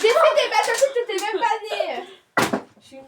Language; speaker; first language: French; native; French